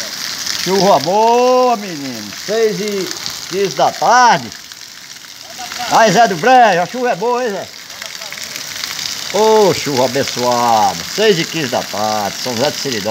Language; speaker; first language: Portuguese; native; Portuguese